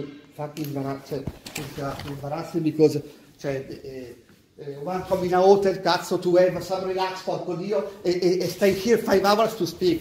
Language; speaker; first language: English; non-native, learner; Italian